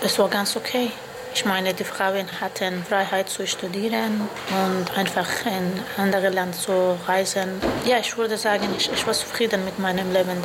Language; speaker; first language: German; non-native, fluent; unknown